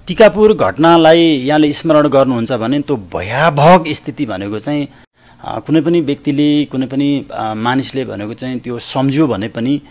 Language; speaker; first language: Nepali; native; Nepali